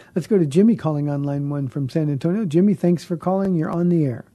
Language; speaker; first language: English; native; English